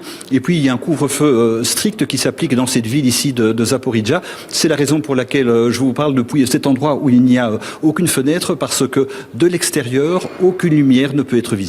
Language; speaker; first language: French; native; French